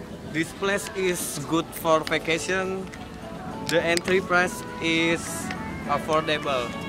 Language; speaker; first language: English; non-native, learner; Indonesian